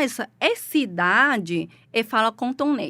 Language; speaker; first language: Portuguese; non-native, learner; Chinese